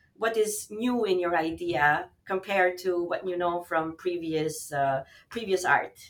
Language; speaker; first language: English; non-native, fluent; Albanian